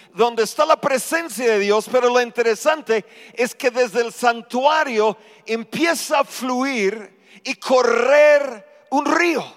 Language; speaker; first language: Spanish; non-native, fluent; English